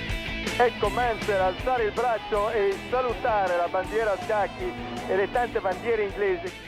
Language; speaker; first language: Italian; native; Italian